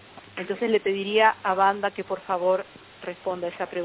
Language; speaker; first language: Spanish; native; Spanish